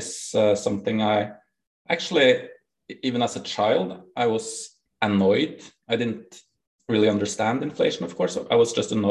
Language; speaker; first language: English; non-native, fluent; Norwegian